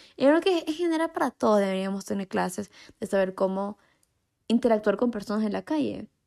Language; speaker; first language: Spanish; native; Spanish